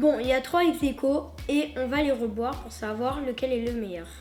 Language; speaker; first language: French; native; French